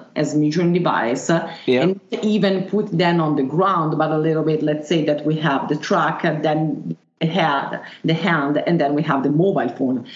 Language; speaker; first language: English; non-native, fluent; Italian